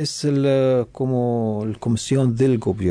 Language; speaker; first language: Spanish; non-native, learner; Arabic